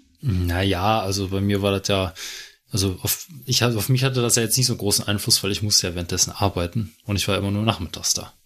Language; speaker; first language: German; native; German